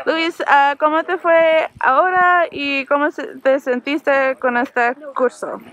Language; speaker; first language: Spanish; non-native, learner; English